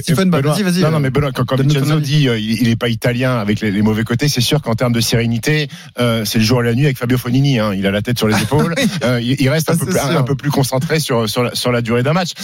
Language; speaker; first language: French; native; French